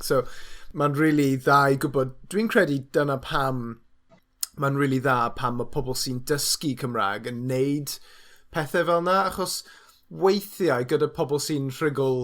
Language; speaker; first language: Welsh; non-native, learner; English